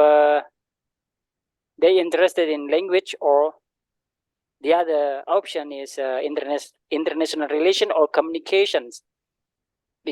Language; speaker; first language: English; non-native, learner; Indonesian